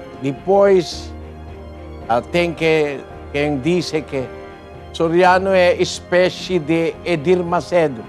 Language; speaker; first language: Portuguese; non-native, learner; Filipino